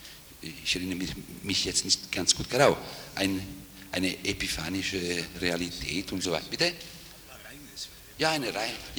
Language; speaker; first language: German; non-native, fluent; Italian